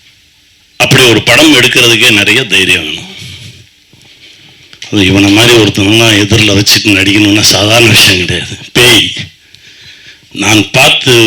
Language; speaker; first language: Tamil; native; Tamil